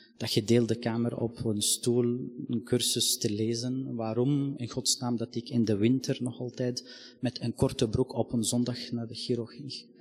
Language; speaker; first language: Dutch; non-native, fluent; Arabic